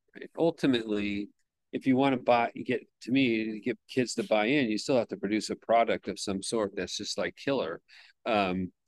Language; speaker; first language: English; native; English